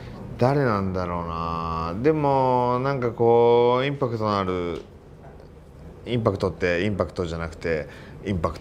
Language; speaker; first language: Japanese; native; Japanese